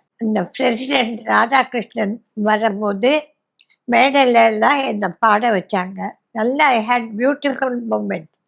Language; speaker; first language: Tamil; native; Tamil